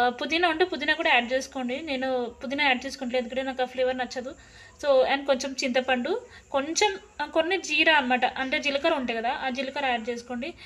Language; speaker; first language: Telugu; non-native, local second language; Lambadi